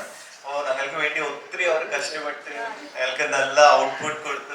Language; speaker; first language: Malayalam; early bilingual, heritage; Malayalam